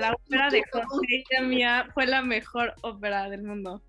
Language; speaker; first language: Spanish; early bilingual, heritage; Spanish